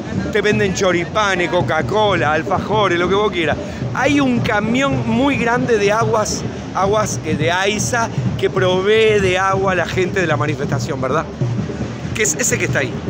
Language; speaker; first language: Spanish; native; Spanish